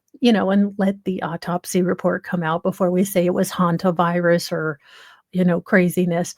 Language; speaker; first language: English; native; English